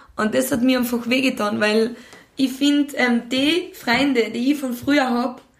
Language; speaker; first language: German; native; German